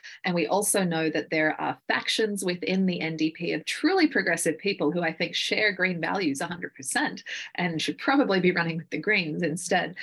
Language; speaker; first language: English; native; English